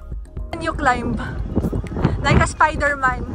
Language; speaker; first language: English; non-native, local second language; Filipino